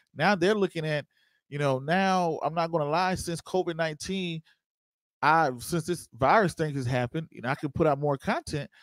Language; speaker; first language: English; native; English